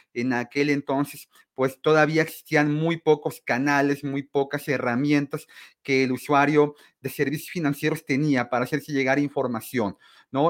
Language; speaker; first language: Spanish; native; Spanish